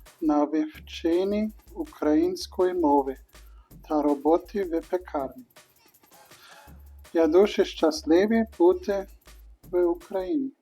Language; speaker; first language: Ukrainian; non-native, learner; German